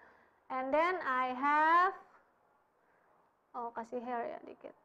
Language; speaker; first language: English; non-native, fluent; Indonesian